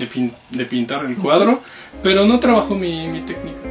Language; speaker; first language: Spanish; non-native, fluent; French